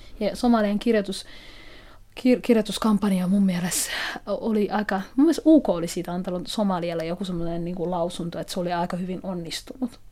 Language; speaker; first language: Finnish; non-native, fluent; Somali